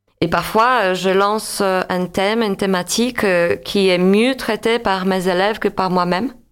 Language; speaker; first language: French; non-native, fluent; Polish